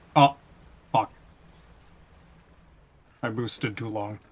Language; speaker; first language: English; native; English